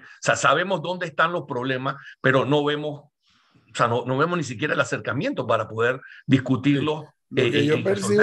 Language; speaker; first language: Spanish; native; Spanish